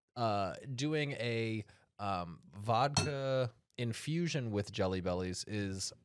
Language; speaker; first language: English; native; English